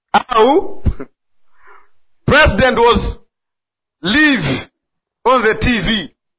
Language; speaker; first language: English; non-native, local second language; Swahili